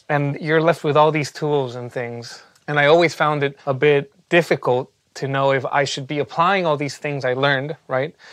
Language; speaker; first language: English; non-native, fluent; Spanish